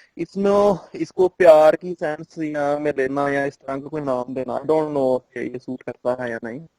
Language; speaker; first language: Urdu; non-native, local second language; Punjabi